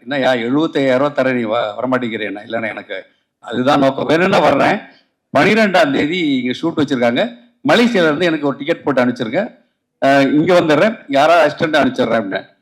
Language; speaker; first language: Tamil; native; Tamil